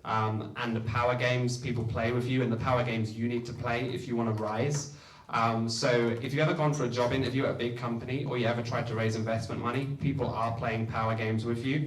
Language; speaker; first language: English; native; English